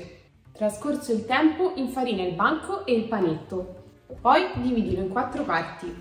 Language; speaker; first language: Italian; native; Italian